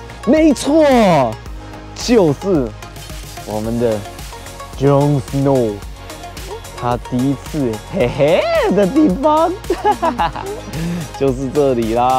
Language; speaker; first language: Chinese; native; Chinese